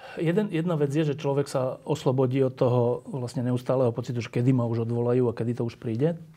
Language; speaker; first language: Slovak; native; Slovak